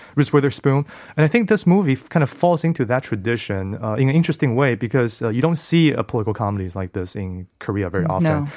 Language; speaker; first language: English; non-native, fluent; Chinese